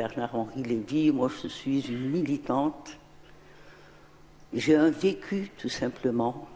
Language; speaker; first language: French; non-native, local second language; Arabic